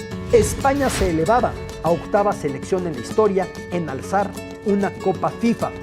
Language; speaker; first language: Spanish; native; Spanish